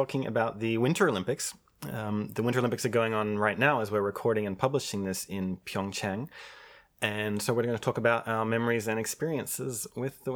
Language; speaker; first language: English; native; English